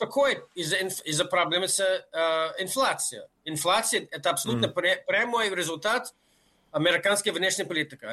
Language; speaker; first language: Russian; non-native, fluent; English